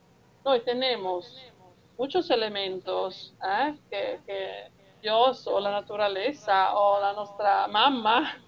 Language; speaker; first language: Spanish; non-native, learner; Italian